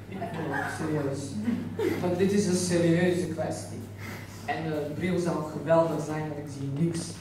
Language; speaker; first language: Dutch; non-native, fluent; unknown